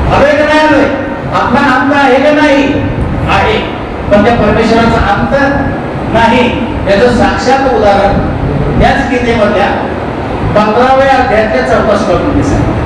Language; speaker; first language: Marathi; non-native, local second language; Urdu